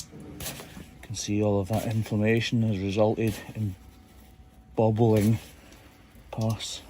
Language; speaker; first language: English; native; English